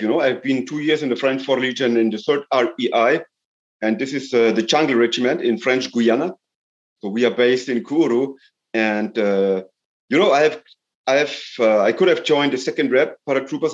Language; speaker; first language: English; non-native, fluent; German